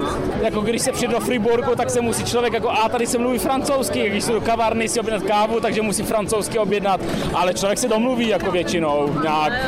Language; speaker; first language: Czech; early bilingual, heritage; Czech